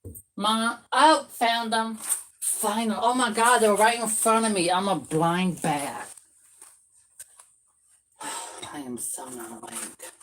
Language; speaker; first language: English; native; English